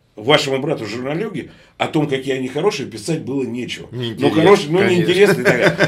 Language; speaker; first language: Russian; native; Russian